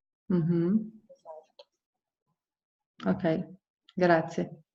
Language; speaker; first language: Italian; non-native, fluent; Portuguese